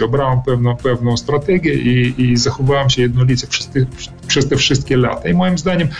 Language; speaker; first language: Polish; early bilingual, heritage; Polish